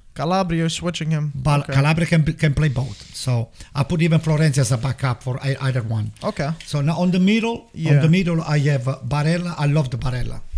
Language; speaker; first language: English; non-native, fluent; Italian